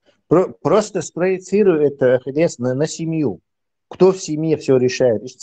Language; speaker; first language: Russian; non-native, local second language; Chechen